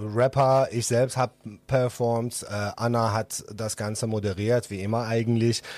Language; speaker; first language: German; non-native, fluent; Persian